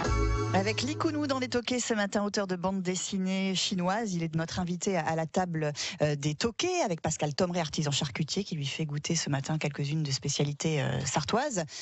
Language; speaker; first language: French; native; French